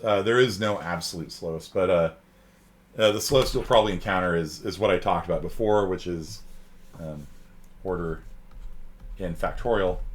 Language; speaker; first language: English; native; English